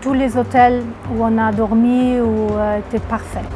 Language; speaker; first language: French; non-native, local second language; Luxembourgish